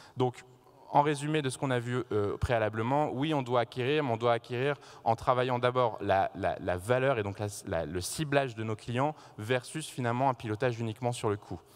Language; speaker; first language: French; native; French